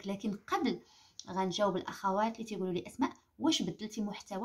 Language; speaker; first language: Arabic; native; Arabic